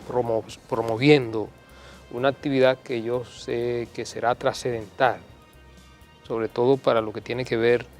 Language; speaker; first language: Spanish; native; Spanish